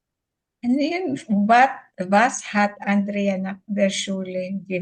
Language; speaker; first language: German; non-native, learner; Filipino